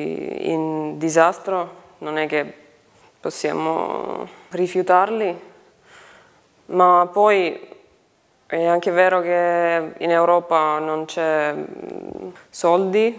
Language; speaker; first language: Italian; non-native, fluent; Finnish